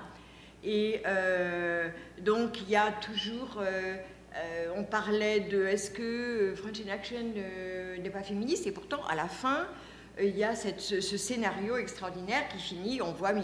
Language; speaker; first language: French; native; French